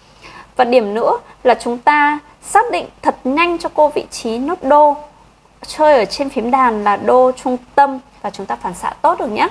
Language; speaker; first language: Vietnamese; native; Vietnamese